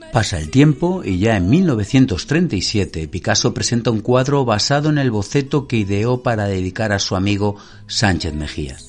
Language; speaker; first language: Spanish; native; Spanish